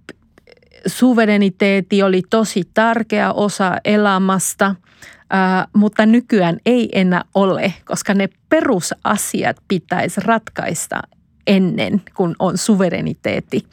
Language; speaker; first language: Finnish; non-native, fluent; Spanish